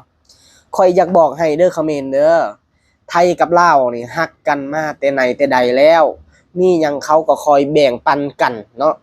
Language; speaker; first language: Thai; non-native, local second language; Lao